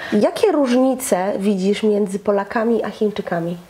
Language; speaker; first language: Polish; native; Polish